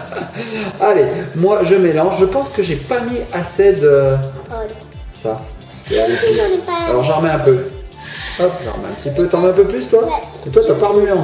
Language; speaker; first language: French; native; French